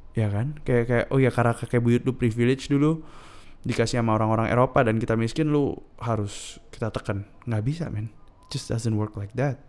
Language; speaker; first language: Indonesian; native; Indonesian